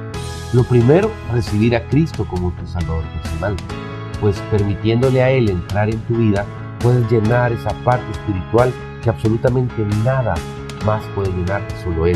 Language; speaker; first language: Spanish; native; Spanish